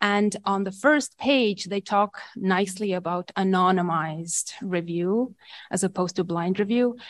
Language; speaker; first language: English; non-native, fluent; Estonian